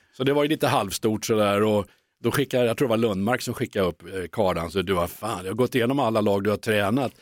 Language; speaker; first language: Swedish; native; Swedish